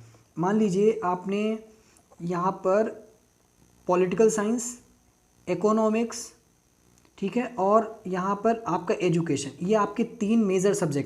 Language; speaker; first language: Hindi; native; Hindi